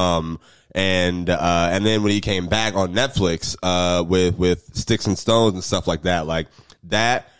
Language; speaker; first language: English; native; English